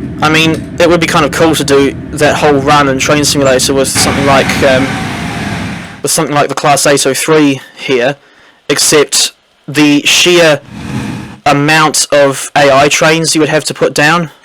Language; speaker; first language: English; native; English